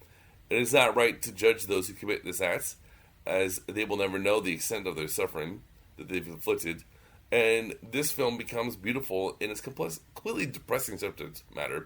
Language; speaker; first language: English; native; English